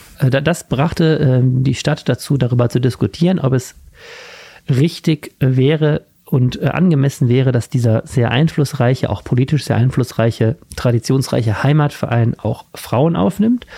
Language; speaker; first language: German; native; German